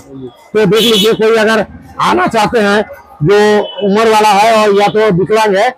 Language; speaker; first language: Hindi; non-native, local second language; Bangla